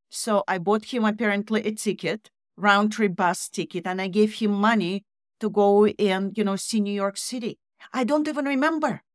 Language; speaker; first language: English; non-native, fluent; Russian